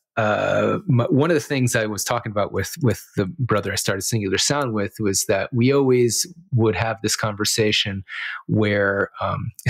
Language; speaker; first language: English; native; English